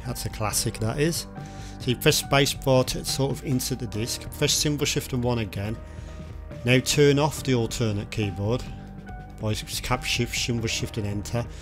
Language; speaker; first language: English; native; English